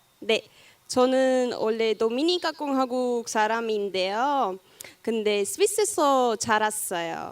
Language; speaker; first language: Korean; non-native, learner; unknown